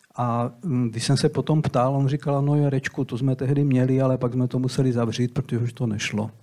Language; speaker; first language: Czech; native; Czech